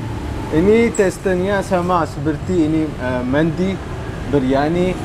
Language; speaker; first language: Indonesian; non-native, learner; Arabic